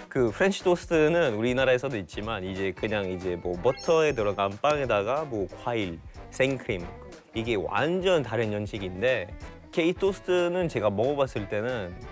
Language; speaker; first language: Korean; non-native, fluent; French